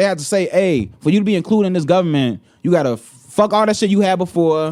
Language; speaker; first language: English; native; English